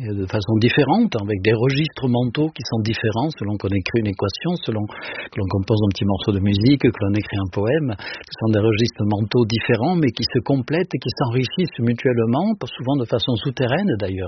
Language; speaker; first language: French; native; French